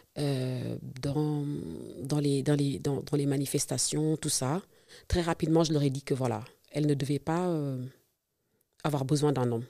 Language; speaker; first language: French; non-native, local second language; Serer